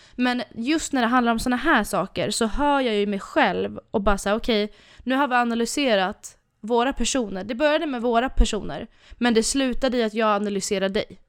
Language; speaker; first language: Swedish; native; Swedish